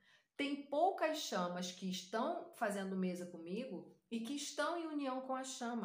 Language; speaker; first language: Portuguese; native; Portuguese